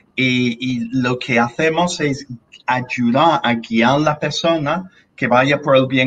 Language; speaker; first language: Spanish; non-native, fluent; English